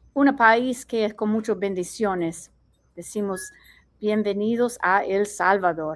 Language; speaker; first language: Spanish; non-native, learner; English